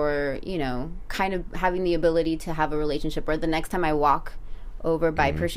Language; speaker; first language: English; early bilingual, other home language; Spanish